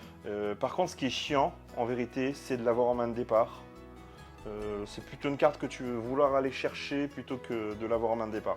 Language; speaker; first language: French; native; French